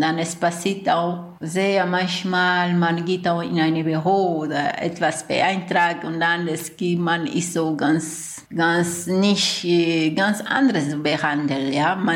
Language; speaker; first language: German; non-native, learner; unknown